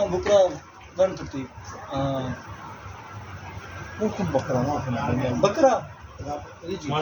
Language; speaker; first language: Arabic; non-native, learner; Urdu